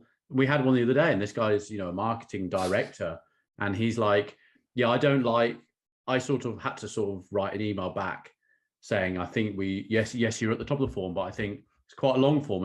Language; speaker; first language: English; native; English